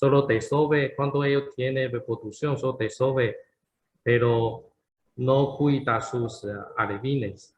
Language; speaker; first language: Spanish; non-native, learner; Chinese